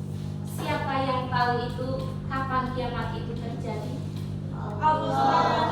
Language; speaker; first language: Indonesian; native; Indonesian